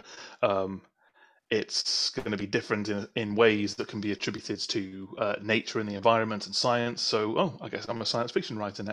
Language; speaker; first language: English; native; English